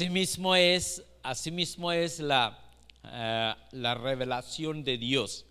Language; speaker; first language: Spanish; non-native, fluent; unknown